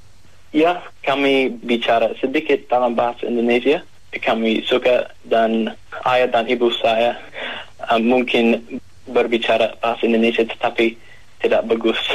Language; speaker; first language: Indonesian; non-native, learner; English